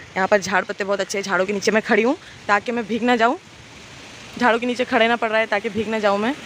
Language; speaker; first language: Hindi; non-native, local second language; Urdu